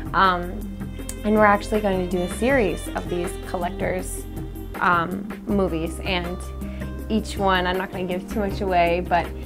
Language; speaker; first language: English; native; English